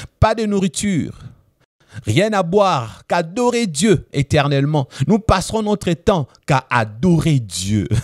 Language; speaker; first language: French; non-native, local second language; Lingala